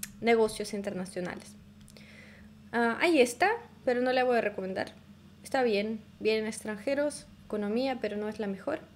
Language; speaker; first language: Spanish; non-native, fluent; Russian